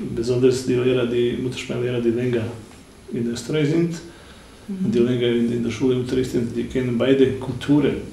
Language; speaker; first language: German; non-native, fluent; Bosnian